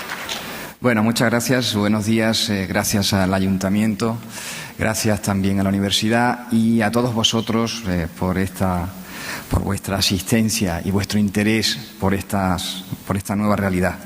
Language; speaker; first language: Spanish; native; Spanish